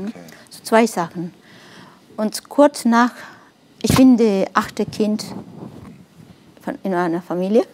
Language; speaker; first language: German; non-native, fluent; Nepali